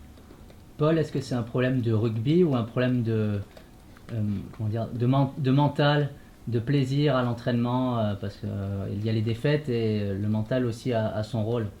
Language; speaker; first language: French; native; French